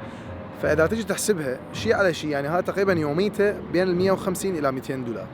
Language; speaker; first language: Arabic; native; Arabic